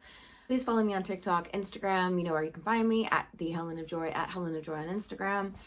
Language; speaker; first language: English; native; English